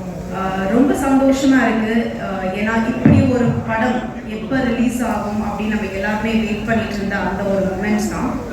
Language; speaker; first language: Tamil; native; Tamil